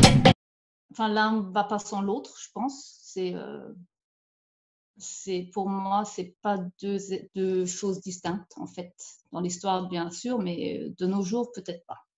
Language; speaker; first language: French; non-native, fluent; German